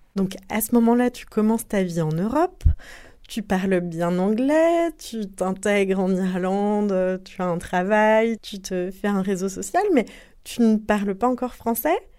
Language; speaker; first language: French; native; French